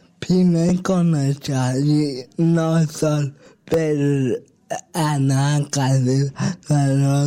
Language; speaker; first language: Catalan; non-native, local second language; Spanish